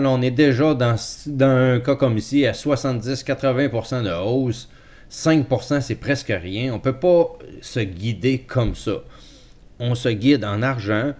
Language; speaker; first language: French; native; French